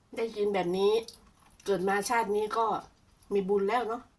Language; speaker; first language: Thai; native; Thai